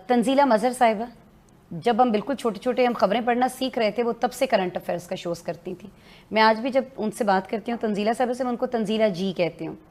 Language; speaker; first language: Urdu; native; Urdu